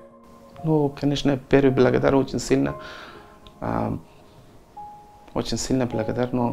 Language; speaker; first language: Russian; non-native, learner; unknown